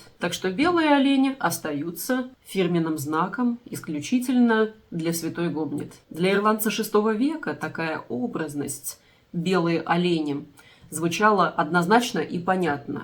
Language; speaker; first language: Russian; native; Russian